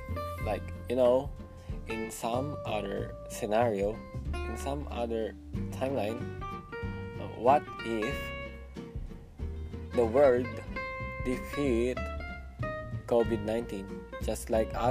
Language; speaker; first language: English; non-native, local second language; Filipino